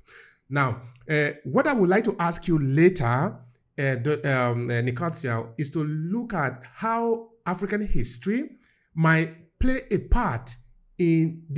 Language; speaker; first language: English; non-native, local second language; Esan